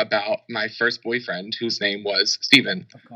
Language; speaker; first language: English; native; English